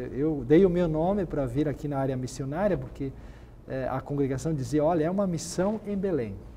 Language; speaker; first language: Portuguese; native; Portuguese